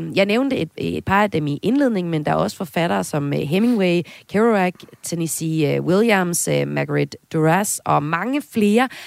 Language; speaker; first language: Danish; native; Danish